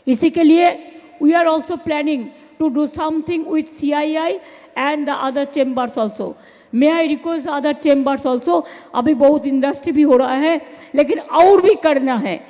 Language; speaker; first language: Hindi; non-native, local second language; Bangla